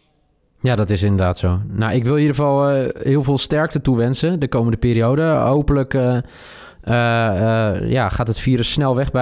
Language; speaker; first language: Dutch; native; Dutch